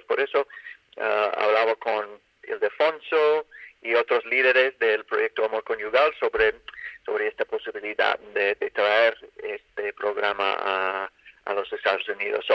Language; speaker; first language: Spanish; non-native, fluent; English